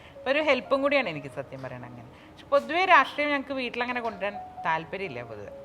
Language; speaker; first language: Malayalam; native; Malayalam